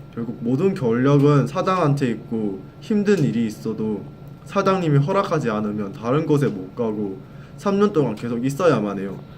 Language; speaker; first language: Korean; non-native, fluent; Thai